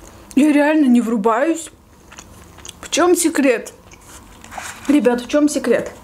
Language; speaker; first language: Russian; native; Russian